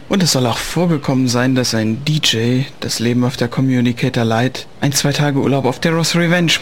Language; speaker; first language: German; native; German